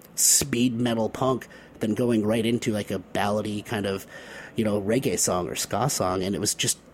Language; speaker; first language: English; native; English